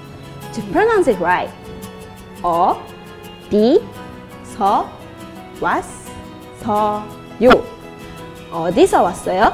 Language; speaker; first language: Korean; non-native, learner; Malay